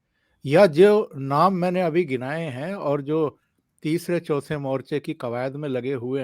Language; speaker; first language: Hindi; native; Hindi